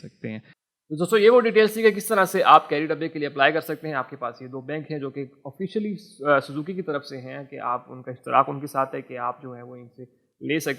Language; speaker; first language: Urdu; non-native, local second language; Punjabi